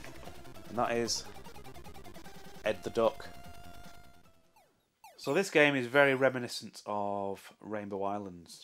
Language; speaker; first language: English; native; English